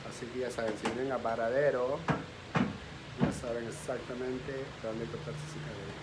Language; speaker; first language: Spanish; native; Spanish